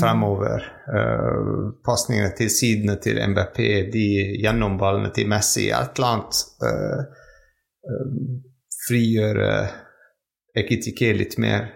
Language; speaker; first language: Norwegian; non-native, fluent; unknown